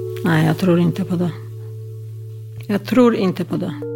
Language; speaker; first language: Swedish; non-native, fluent; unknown